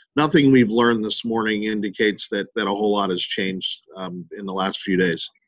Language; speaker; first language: English; native; English